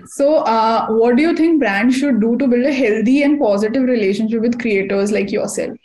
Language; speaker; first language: English; non-native, local second language; Hindi